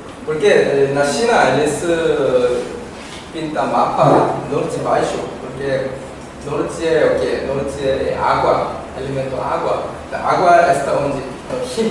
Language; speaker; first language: Portuguese; non-native, learner; Korean